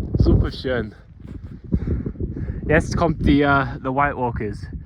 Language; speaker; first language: German; non-native, learner; English